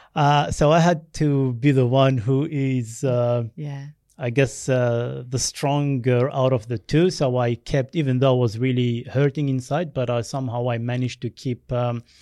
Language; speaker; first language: English; non-native, fluent; Berber languages